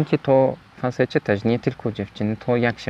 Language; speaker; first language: Polish; non-native, learner; Turkish